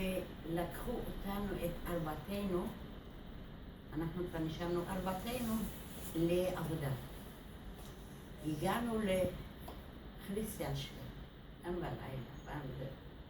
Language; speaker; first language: Hebrew; non-native, fluent; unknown